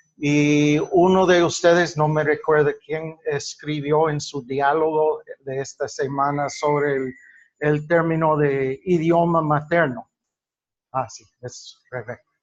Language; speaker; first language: Spanish; non-native, fluent; English